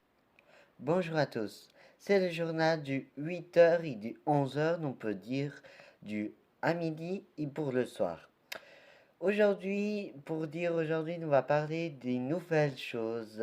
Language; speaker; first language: French; non-native, learner; Portuguese